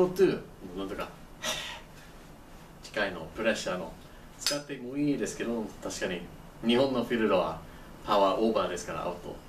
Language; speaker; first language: Japanese; non-native, learner; English